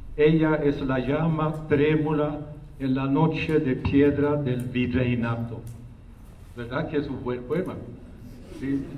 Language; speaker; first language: Spanish; non-native, fluent; Swedish